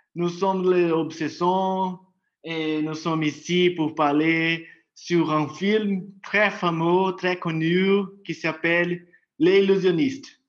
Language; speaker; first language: French; non-native, learner; Portuguese